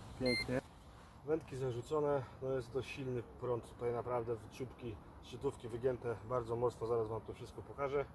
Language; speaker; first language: Polish; native; Polish